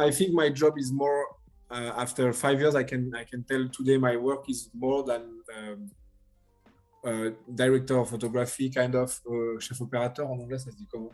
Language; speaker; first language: English; non-native, learner; French